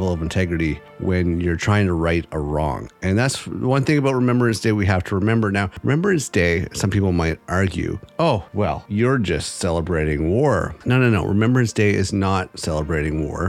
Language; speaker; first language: English; native; English